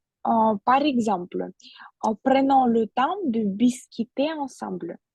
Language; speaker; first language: French; non-native, fluent; Russian